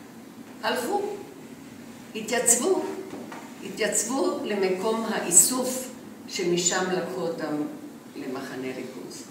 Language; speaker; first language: Hebrew; non-native, fluent; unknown